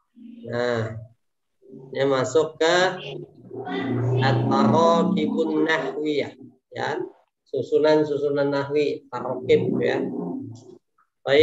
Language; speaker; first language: Indonesian; native; Indonesian